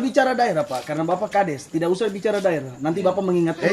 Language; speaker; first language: Indonesian; native; Indonesian